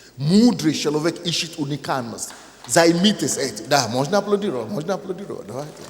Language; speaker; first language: Russian; non-native, fluent; Yoruba